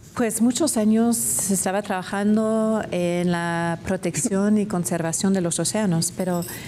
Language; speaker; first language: Spanish; non-native, fluent; English